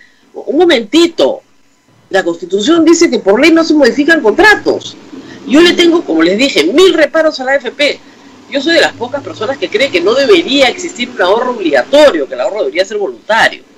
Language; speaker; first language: Spanish; native; Spanish